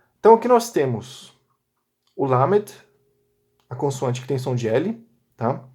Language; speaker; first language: Portuguese; native; Portuguese